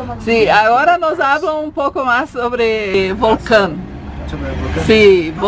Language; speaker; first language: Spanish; non-native, learner; Portuguese